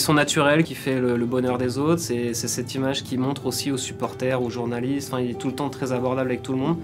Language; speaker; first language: French; native; French